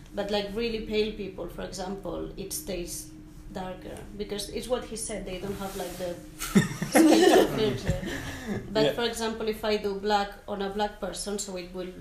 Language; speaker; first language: English; non-native, fluent; Spanish